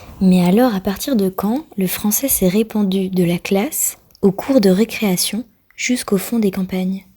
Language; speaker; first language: French; native; French